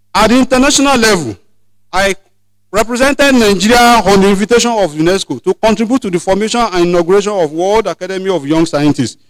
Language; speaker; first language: English; non-native, local second language; Yoruba